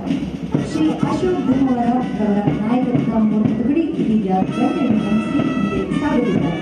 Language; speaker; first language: Kannada; native; Kannada